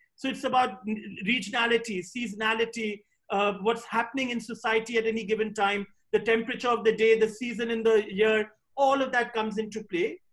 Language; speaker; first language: English; non-native, local second language; Hindi